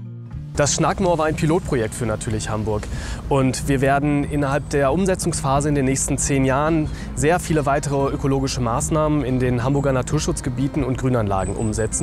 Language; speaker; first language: German; native; German